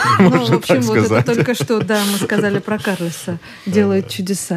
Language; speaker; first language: Russian; native; Russian